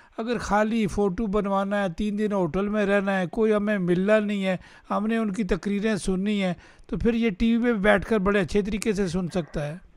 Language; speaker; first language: Urdu; native; Urdu